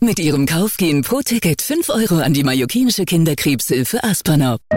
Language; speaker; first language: German; native; German